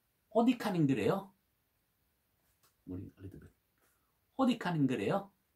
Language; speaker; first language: Korean; non-native, learner; Italian